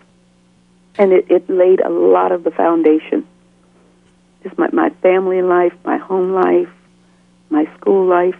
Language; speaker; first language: English; native; English